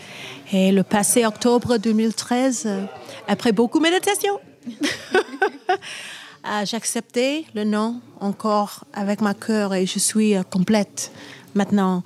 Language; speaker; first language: French; non-native, learner; English